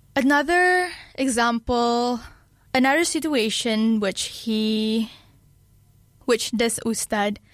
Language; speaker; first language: English; non-native, local second language; Malay